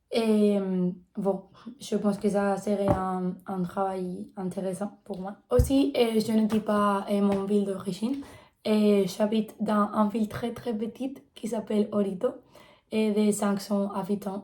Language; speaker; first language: French; non-native, learner; Spanish